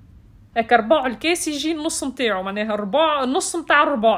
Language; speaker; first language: Arabic; native; Arabic